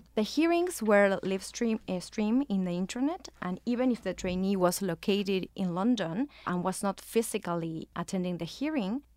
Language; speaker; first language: English; non-native, fluent; Spanish